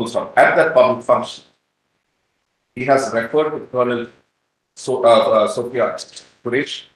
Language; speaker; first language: English; non-native, local second language; Hindi